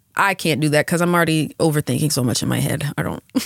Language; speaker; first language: English; native; English